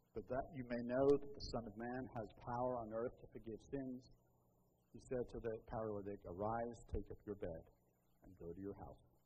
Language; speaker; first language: English; native; English